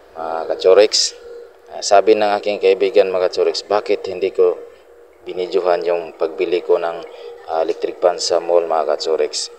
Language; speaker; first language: Filipino; non-native, local second language; Cebuano